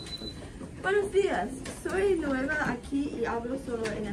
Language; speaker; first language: Spanish; non-native, learner; English